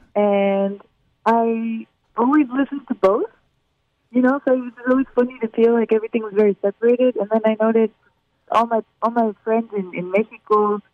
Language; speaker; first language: English; early bilingual, other home language; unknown